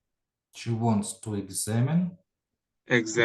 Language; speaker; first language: English; non-native, fluent; Ukrainian